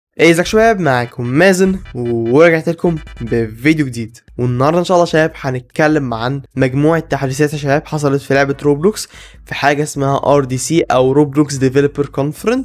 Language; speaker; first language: Arabic; native; Arabic